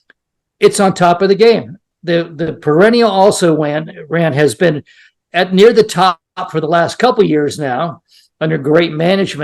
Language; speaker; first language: English; native; English